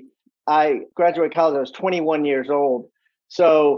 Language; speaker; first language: English; native; English